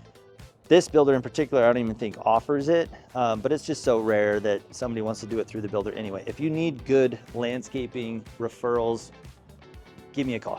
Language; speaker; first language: English; native; English